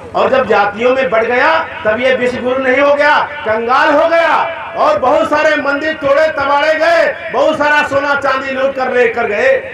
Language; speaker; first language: Hindi; native; Hindi